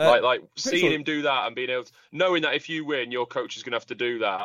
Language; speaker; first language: English; native; English